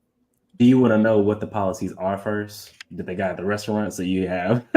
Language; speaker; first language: English; native; English